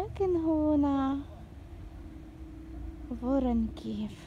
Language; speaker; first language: Arabic; non-native, fluent; Ukrainian